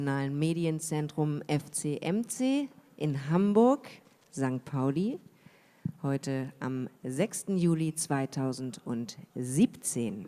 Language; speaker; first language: German; native; German